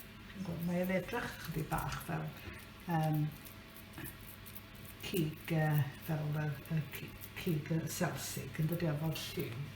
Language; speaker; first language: Welsh; native; Welsh